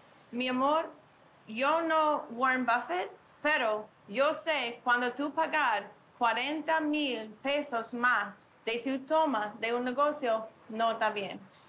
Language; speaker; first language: Spanish; non-native, learner; English